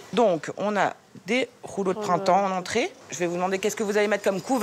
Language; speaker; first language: French; native; French